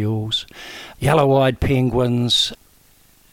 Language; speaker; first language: English; native; English